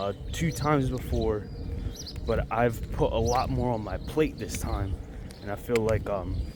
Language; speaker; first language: English; native; English